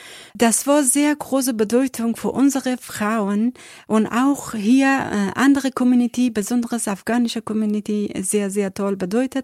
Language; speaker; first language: German; non-native, learner; Persian